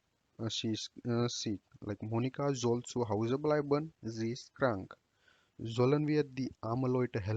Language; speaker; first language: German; non-native, fluent; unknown